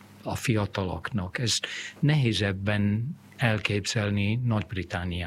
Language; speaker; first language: Hungarian; non-native, fluent; English